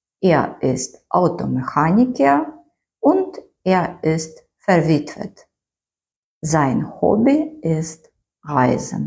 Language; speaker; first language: German; non-native, fluent; Ukrainian